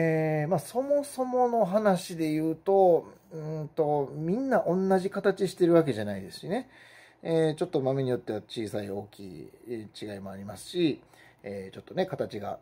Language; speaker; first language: Japanese; native; Japanese